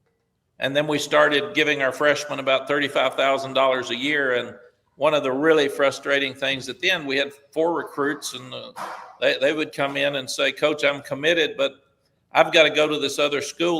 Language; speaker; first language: English; native; English